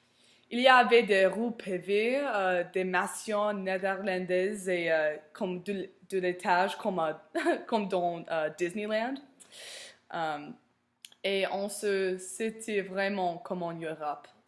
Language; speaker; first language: French; non-native, learner; English